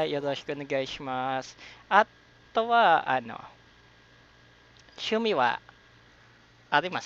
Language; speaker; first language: Japanese; non-native, learner; Filipino